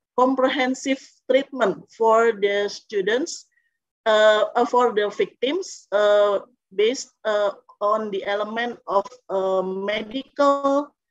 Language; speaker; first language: English; non-native, fluent; Indonesian